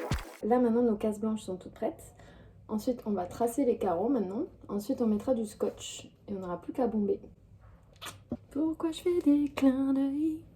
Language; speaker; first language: French; native; French